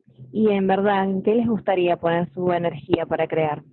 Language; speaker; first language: Spanish; native; Spanish